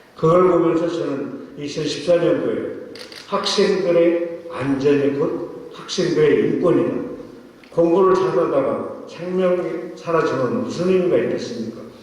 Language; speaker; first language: Korean; native; Korean